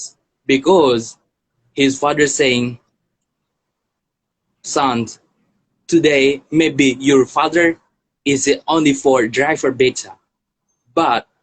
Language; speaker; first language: English; non-native, learner; Indonesian